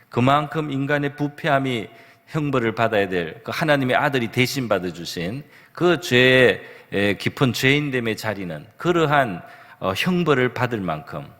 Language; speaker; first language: Korean; native; Korean